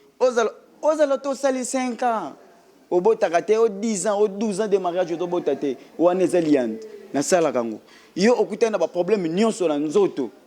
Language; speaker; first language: Lingala; non-native, local second language; Kongo